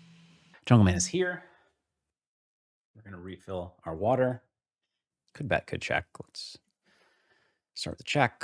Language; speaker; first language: English; native; English